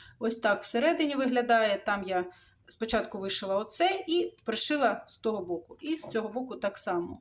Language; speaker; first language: Ukrainian; non-native, local second language; Russian